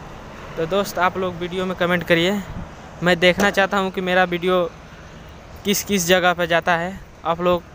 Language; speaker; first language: Hindi; non-native, local second language; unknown